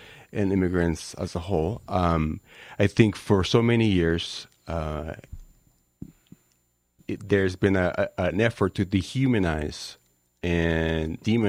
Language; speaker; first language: English; non-native, fluent; Spanish